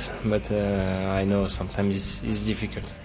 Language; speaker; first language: English; non-native, learner; French